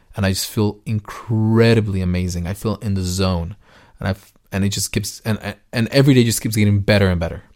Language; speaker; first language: English; early bilingual, other home language; Spanish